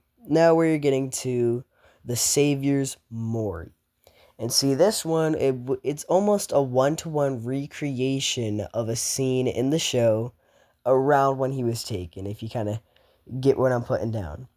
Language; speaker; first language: English; native; English